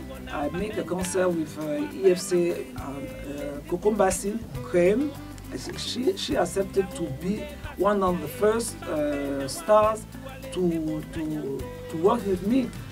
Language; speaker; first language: English; non-native, local second language; Duala